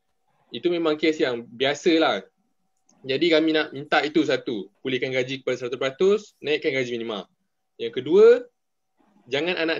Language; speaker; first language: Malay; native; Malay